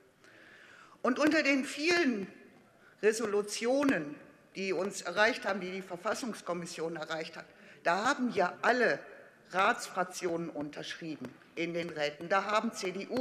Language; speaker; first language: German; native; German